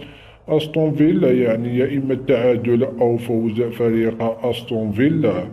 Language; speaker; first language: Arabic; native; Arabic